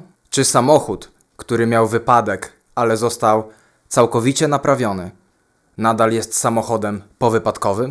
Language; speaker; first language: Polish; native; Polish